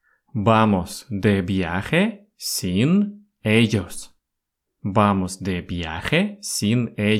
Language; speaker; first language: Spanish; non-native, fluent; Russian